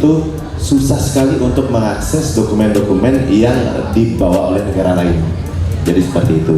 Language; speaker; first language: Indonesian; native; Indonesian